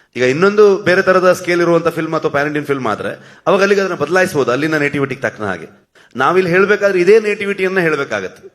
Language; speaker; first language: Kannada; native; Kannada